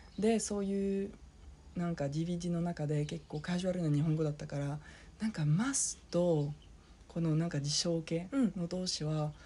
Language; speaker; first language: Japanese; non-native, fluent; French